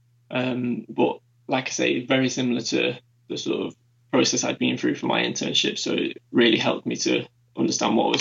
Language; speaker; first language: English; native; English